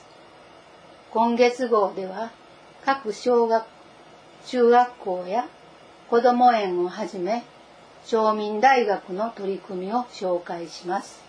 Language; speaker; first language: Japanese; native; Japanese